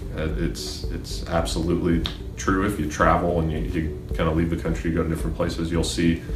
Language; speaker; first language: English; native; English